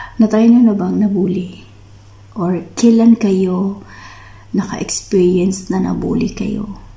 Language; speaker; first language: Filipino; non-native, local second language; Cebuano